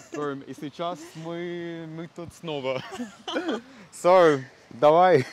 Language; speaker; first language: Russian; non-native, learner; English